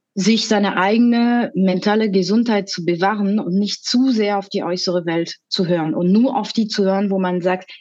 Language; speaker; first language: German; non-native, fluent; French